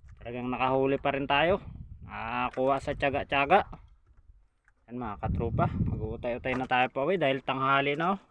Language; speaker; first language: Filipino; native; Filipino